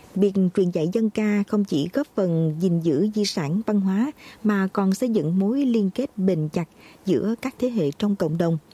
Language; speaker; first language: Vietnamese; native; Vietnamese